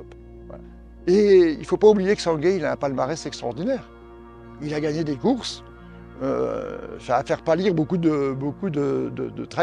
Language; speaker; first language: French; native; French